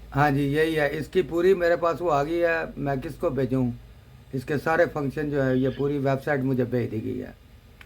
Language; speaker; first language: Hindi; non-native, local second language; Punjabi